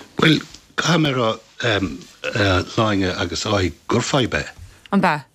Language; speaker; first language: Irish; native; Irish